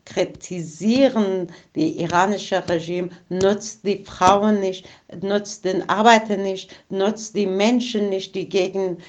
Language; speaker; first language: German; non-native, fluent; Persian